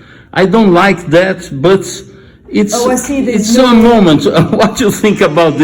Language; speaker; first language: English; non-native, learner; Portuguese